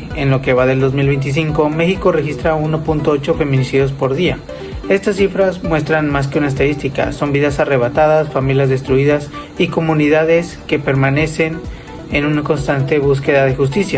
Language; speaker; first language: Spanish; native; Spanish